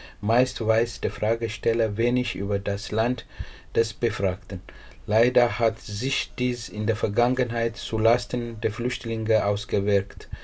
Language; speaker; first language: German; non-native, fluent; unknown